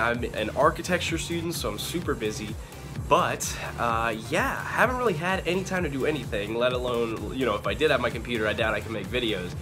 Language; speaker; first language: English; native; English